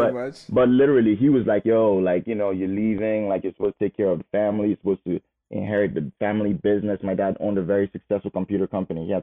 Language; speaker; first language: English; non-native, local second language; Igbo